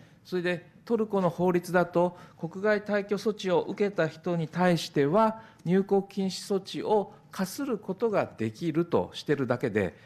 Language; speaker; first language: Japanese; native; Japanese